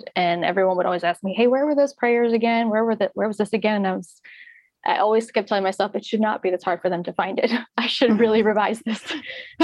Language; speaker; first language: English; native; English